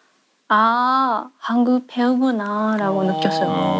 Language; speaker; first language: Korean; non-native, learner; Japanese